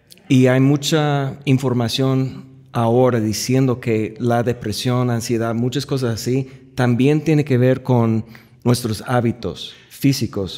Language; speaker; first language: Spanish; non-native, fluent; English